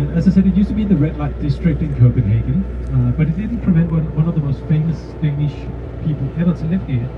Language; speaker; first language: English; non-native, fluent; Danish